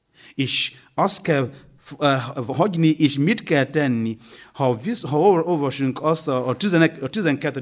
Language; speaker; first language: Hungarian; non-native, learner; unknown